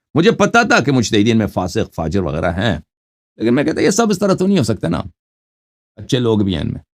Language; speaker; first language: Urdu; non-native, fluent; Persian